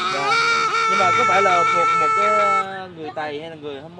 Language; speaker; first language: Vietnamese; early bilingual, heritage; Vietnamese